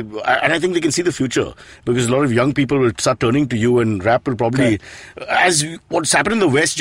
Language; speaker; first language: English; non-native, local second language; Hindi